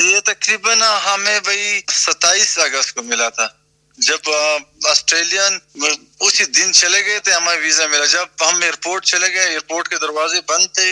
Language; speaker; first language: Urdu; non-native, fluent; Pashto